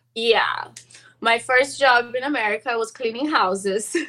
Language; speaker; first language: English; non-native, fluent; Portuguese